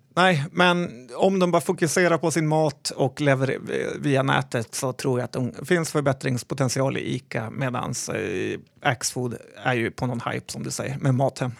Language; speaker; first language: Swedish; native; Swedish